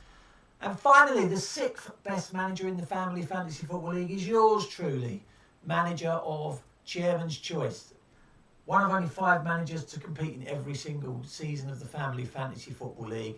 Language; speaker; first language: English; native; English